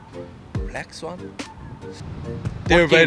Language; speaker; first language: English; non-native, learner; Korean